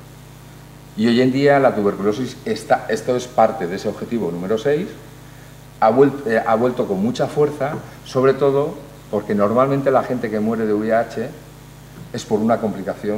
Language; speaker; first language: Spanish; native; Spanish